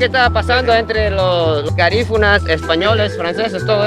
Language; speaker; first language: Spanish; non-native, fluent; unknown